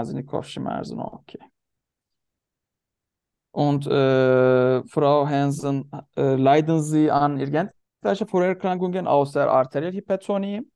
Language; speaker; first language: German; non-native, learner; Turkish